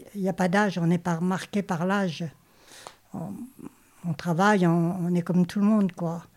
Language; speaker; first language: French; native; French